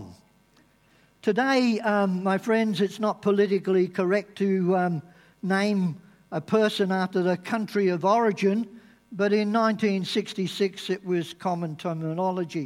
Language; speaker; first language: English; native; English